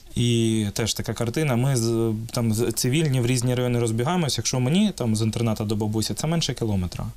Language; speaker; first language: Ukrainian; non-native, local second language; Russian